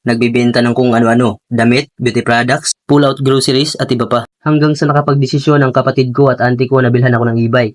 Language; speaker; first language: Filipino; non-native, local second language; Cebuano